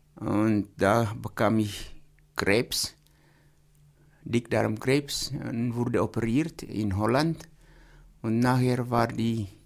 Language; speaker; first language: German; non-native, fluent; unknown